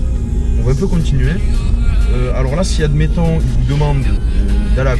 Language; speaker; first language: French; native; French